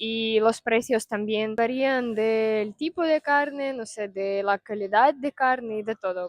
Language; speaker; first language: Spanish; non-native, fluent; Russian